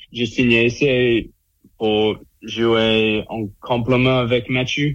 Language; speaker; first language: French; non-native, learner; English